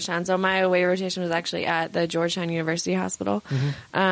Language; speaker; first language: English; native; English